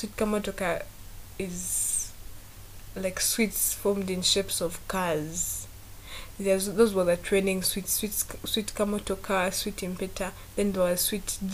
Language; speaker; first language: English; non-native, local second language; Ganda